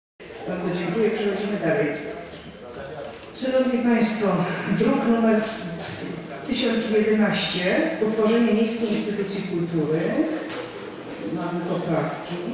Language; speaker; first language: Polish; native; Polish